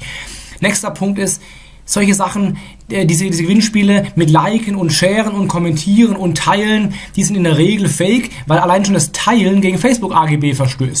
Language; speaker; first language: German; native; German